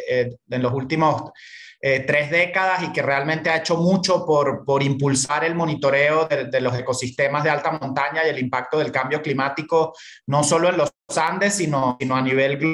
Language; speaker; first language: Spanish; native; Spanish